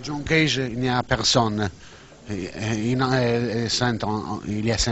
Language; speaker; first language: French; non-native, learner; Italian